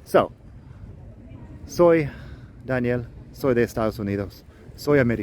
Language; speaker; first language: Spanish; non-native, fluent; English